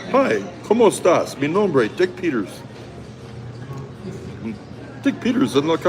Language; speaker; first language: Spanish; non-native, learner; English